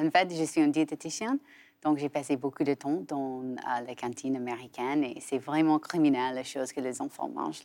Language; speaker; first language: French; non-native, learner; English